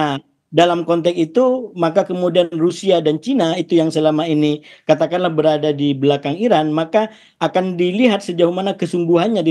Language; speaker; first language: Indonesian; native; Indonesian